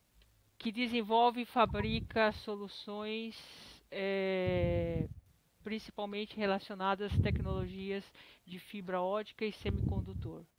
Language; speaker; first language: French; non-native, learner; Portuguese